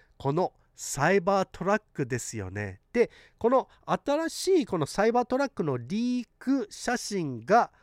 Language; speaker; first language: Japanese; early bilingual, heritage; Japanese